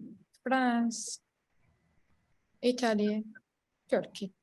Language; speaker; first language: English; non-native, learner; Arabic